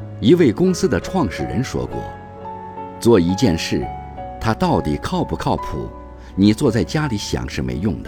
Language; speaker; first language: Chinese; native; Chinese